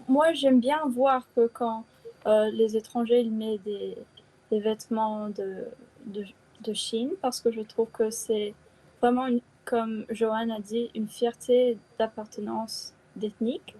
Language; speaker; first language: French; non-native, fluent; Chinese